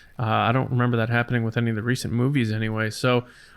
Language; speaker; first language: English; native; English